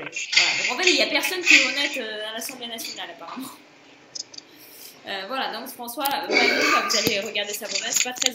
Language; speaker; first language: French; non-native, fluent; Russian